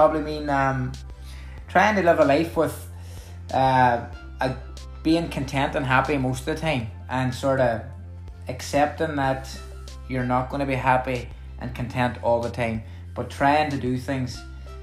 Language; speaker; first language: English; native; English